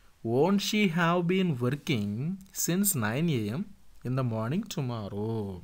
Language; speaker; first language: English; non-native, local second language; Telugu